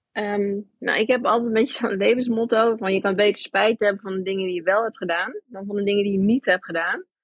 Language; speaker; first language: Dutch; early bilingual, heritage; Dutch